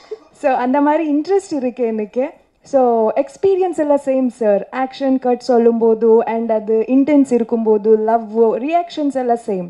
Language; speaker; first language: Tamil; non-native, learner; Kannada